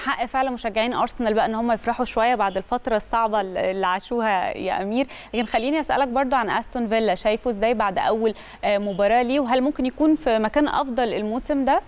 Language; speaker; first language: Arabic; native; Arabic